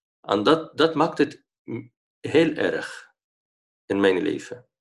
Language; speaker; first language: Dutch; non-native, fluent; Arabic